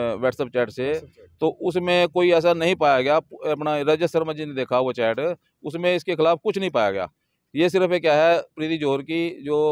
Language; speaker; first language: Hindi; native; Hindi